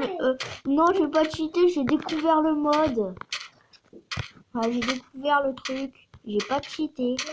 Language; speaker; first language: French; native; French